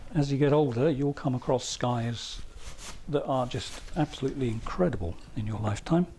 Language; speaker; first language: English; native; English